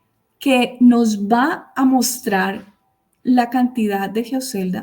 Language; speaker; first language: Spanish; native; Spanish